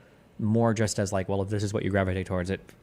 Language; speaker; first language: English; native; English